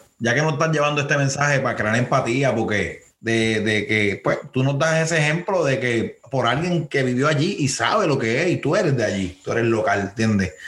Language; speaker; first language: Spanish; native; Spanish